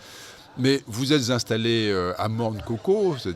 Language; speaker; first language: French; native; French